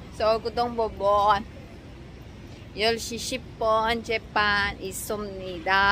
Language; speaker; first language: Korean; non-native, local second language; Filipino